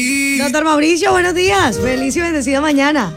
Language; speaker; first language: Spanish; native; Spanish